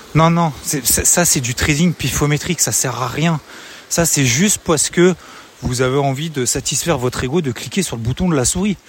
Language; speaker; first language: French; native; French